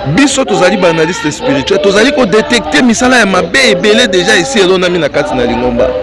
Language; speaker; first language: Lingala; native; Lingala